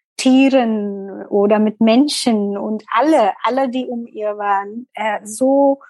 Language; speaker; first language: German; non-native, learner; Tamil